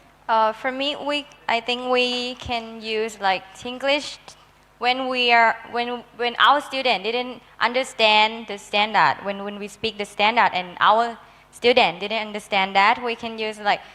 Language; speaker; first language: English; non-native, learner; Thai